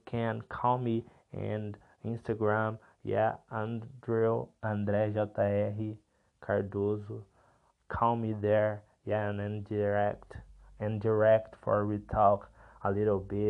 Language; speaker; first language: English; non-native, learner; Portuguese